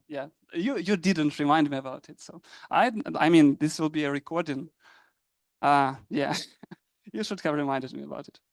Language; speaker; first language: English; non-native, fluent; Ukrainian